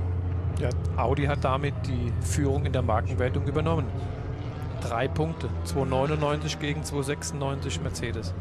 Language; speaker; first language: German; native; German